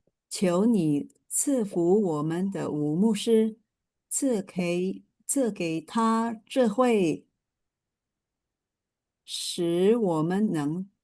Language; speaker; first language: Chinese; non-native, fluent; Indonesian